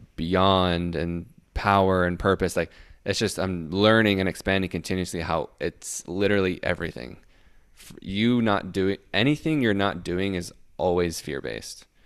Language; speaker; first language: English; native; English